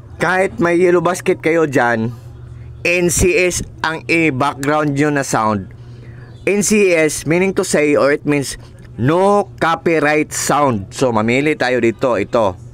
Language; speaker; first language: Filipino; non-native, local second language; Cebuano